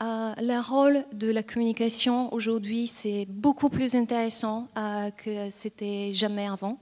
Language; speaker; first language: French; non-native, fluent; Bulgarian